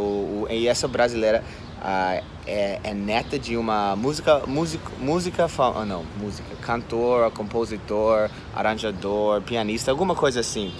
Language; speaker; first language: Portuguese; non-native, fluent; English